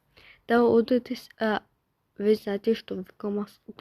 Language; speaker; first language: Bulgarian; non-native, learner; Russian